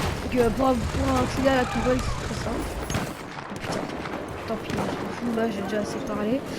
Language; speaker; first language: French; native; French